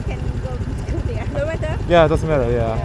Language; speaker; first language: English; non-native, learner; Korean